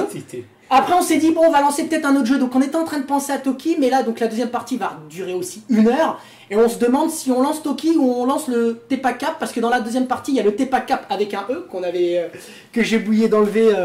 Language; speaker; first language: French; native; French